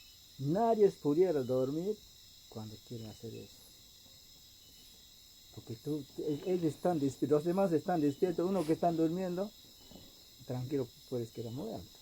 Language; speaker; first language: Spanish; non-native, local second language; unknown